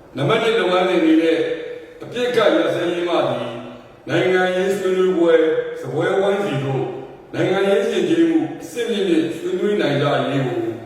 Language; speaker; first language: Burmese; non-native, local second language; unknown